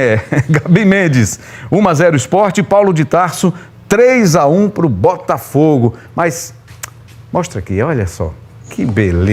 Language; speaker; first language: Portuguese; native; Portuguese